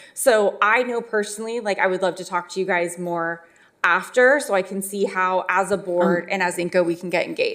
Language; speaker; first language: English; native; English